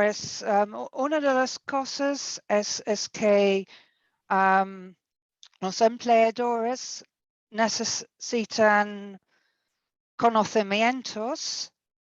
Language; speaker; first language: Spanish; non-native, fluent; English